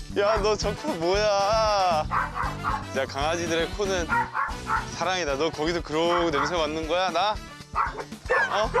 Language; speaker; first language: Korean; native; Korean